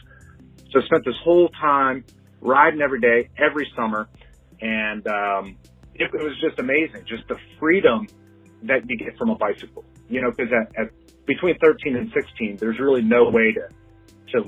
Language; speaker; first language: English; native; English